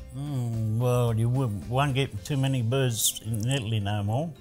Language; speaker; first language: English; early bilingual, other home language; Italian